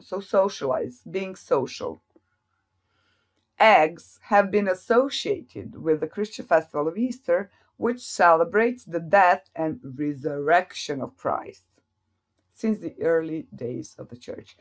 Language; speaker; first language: English; non-native, fluent; Serbian